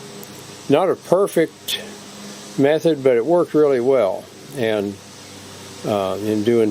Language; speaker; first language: English; native; English